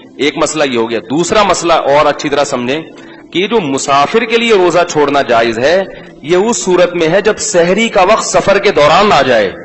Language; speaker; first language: Urdu; native; Urdu